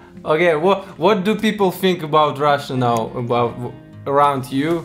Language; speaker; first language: English; non-native, learner; Russian